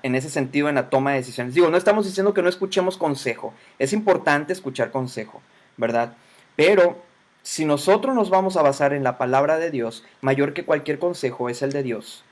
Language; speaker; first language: Spanish; native; Spanish